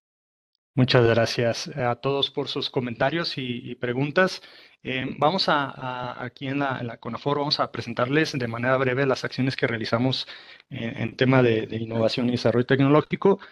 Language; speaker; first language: Spanish; native; Spanish